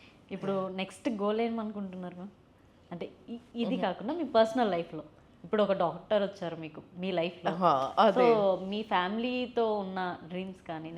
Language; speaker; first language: Telugu; native; Telugu